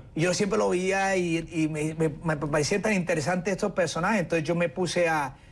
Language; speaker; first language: Spanish; early bilingual, heritage; Spanish